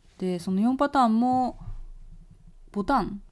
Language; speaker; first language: Japanese; native; Japanese